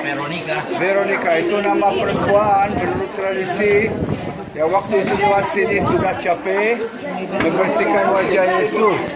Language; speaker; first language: Indonesian; non-native, learner; Hebrew